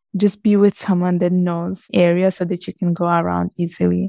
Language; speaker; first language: English; early bilingual, heritage; Italian